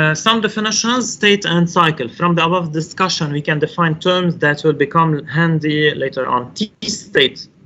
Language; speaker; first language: English; non-native, local second language; Arabic